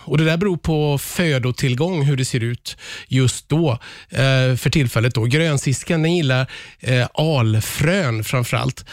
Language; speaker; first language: Swedish; native; Swedish